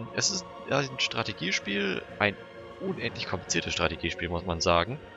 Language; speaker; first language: German; native; German